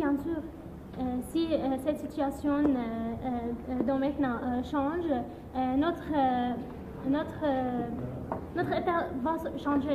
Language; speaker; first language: French; non-native, learner; Arabic